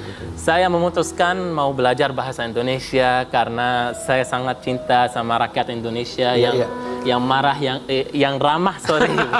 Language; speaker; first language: Indonesian; non-native, fluent; Arabic